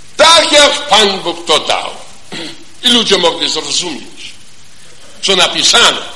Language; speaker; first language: Polish; non-native, fluent; German